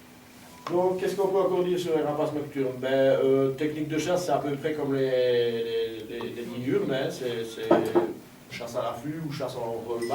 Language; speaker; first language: French; native; French